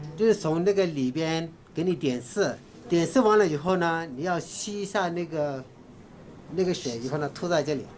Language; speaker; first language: Chinese; non-native, fluent; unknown